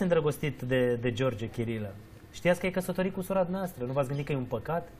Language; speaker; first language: Romanian; native; Romanian